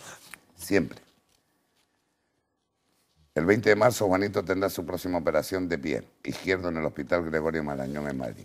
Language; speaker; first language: Spanish; native; Spanish